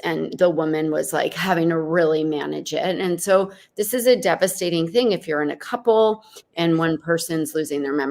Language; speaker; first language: English; native; English